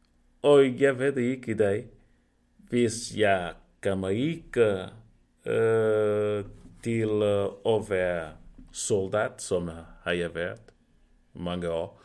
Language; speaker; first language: Danish; non-native, fluent; Portuguese